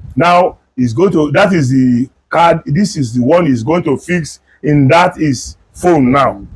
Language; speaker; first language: English; non-native, local second language; Yoruba